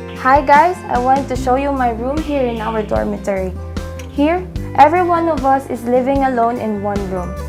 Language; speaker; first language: English; non-native, local second language; Filipino